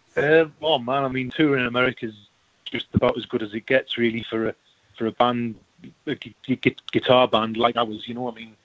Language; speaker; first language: English; native; English